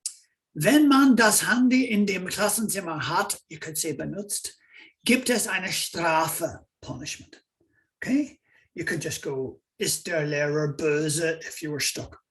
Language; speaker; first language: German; non-native, fluent; English